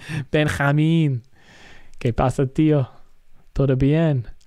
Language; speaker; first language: Spanish; non-native, learner; English